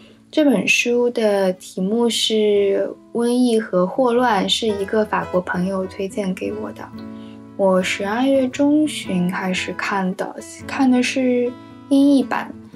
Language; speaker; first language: Chinese; native; Chinese